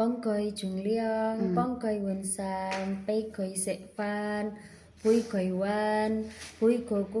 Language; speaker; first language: Cantonese; non-native, learner; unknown